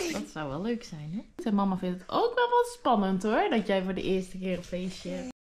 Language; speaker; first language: Dutch; native; Dutch